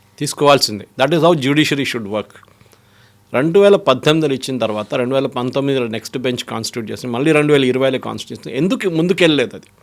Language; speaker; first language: Telugu; non-native, fluent; Malayalam